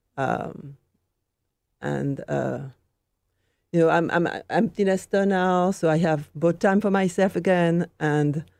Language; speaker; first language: English; non-native, fluent; French